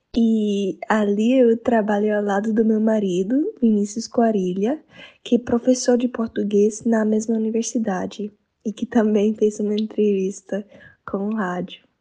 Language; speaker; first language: Portuguese; non-native, fluent; English